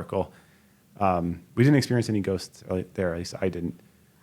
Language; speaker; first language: English; native; English